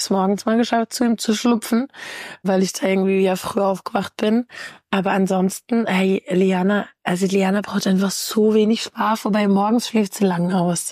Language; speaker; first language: German; native; German